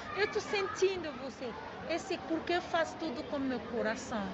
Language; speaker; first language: Portuguese; non-native, fluent; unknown